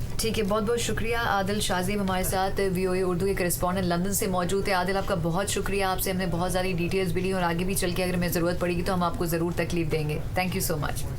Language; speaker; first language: Urdu; native; Urdu